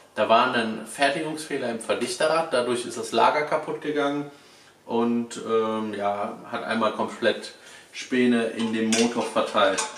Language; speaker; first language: German; native; German